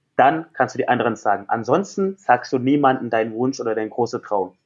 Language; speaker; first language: German; non-native, fluent; Indonesian